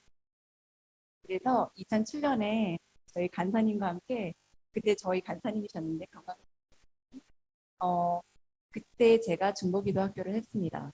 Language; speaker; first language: Korean; early bilingual, heritage; Korean